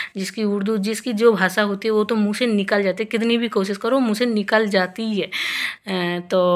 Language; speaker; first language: Hindi; non-native, local second language; Bangla